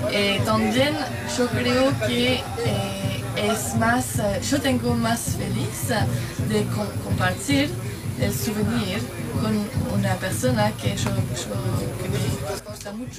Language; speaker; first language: Spanish; non-native, learner; French